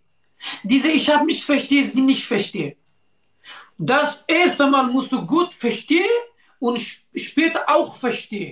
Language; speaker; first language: German; non-native, learner; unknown